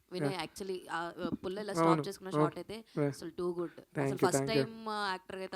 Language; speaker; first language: Telugu; native; Telugu